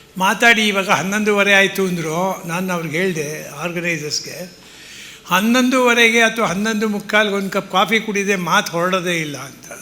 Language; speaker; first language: Kannada; early bilingual, heritage; Kannada